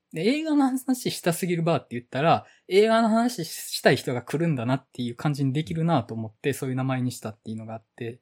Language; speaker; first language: Japanese; native; Japanese